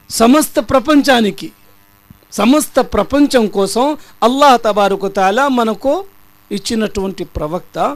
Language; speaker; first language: Telugu; non-native, local second language; Urdu